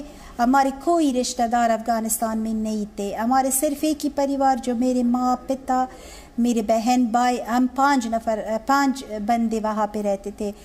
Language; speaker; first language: Hindi; non-native, learner; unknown